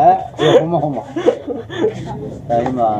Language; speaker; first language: Japanese; native; Japanese